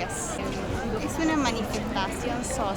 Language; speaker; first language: Spanish; native; Spanish